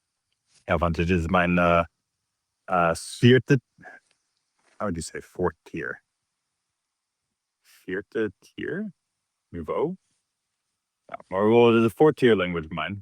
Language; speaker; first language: Dutch; non-native, learner; English